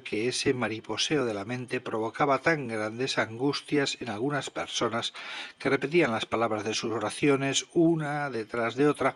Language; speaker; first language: Spanish; native; Spanish